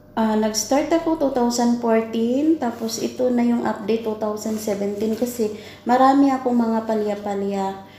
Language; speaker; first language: Filipino; non-native, local second language; Cebuano